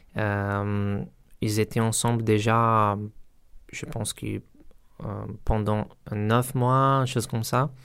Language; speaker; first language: French; non-native, learner; Portuguese